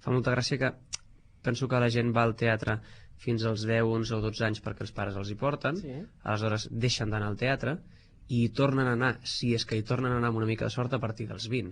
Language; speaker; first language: Catalan; native; Catalan